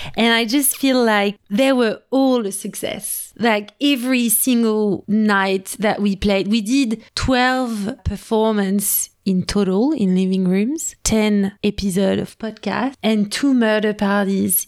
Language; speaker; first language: English; non-native, fluent; French